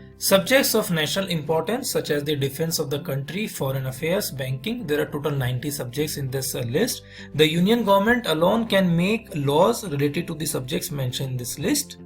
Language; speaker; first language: English; non-native, local second language; Hindi